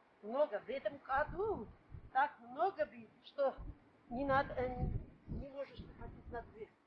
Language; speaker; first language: Russian; non-native, local second language; Armenian